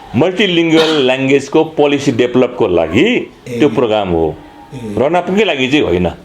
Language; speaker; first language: Nepali; non-native, local second language; Eastern Tamang